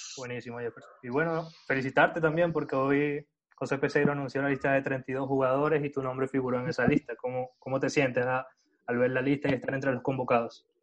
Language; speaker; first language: Spanish; native; Spanish